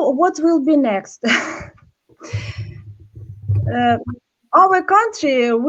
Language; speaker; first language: English; non-native, learner; Ukrainian